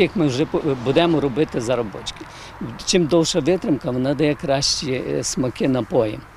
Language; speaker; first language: Ukrainian; non-native, fluent; French